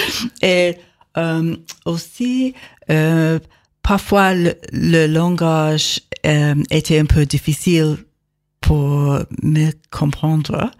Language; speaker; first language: French; non-native, learner; English